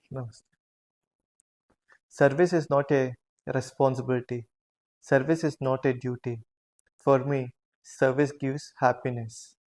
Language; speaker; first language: English; non-native, local second language; Telugu